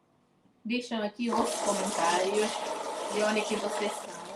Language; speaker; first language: Portuguese; non-native, local second language; Tetum